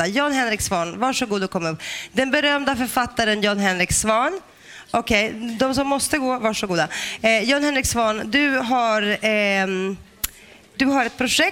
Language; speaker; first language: Swedish; native; Swedish